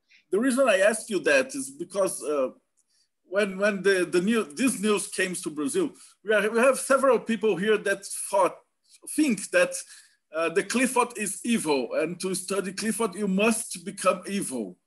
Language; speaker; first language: English; non-native, fluent; Portuguese